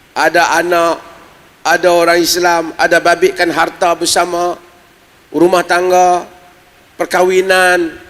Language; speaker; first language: Malay; native; Malay